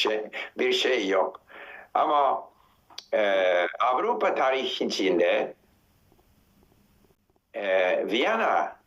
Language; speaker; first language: Turkish; non-native, learner; English